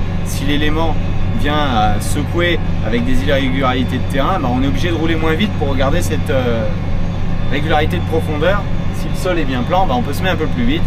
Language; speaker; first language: French; native; French